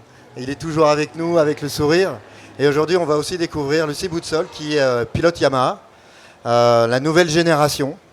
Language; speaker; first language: French; native; French